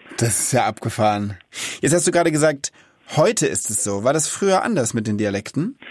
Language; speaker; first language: German; native; German